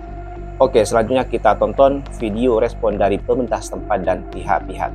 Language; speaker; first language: Indonesian; native; Indonesian